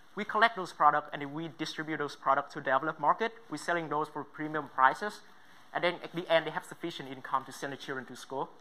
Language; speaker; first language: English; non-native, fluent; Vietnamese